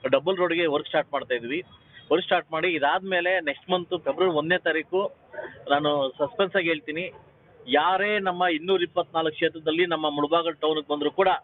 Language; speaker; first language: Kannada; native; Kannada